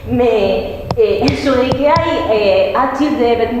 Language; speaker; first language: French; non-native, learner; Spanish